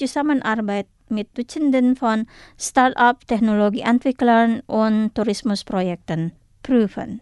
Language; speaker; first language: German; non-native, fluent; Indonesian